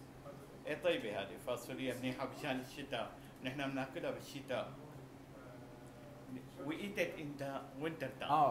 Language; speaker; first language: Arabic; native; Arabic